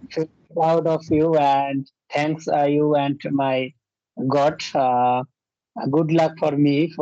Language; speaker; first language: English; non-native, learner; Bangla